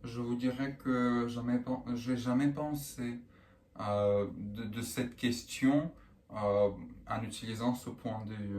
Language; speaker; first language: French; non-native, learner; Russian